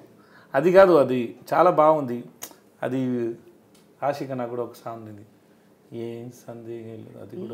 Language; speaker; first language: Telugu; non-native, learner; Tamil